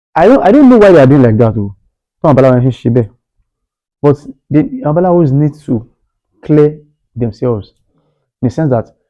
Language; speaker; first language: English; non-native, local second language; Yoruba